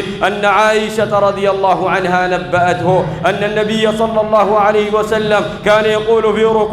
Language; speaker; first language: Arabic; native; Arabic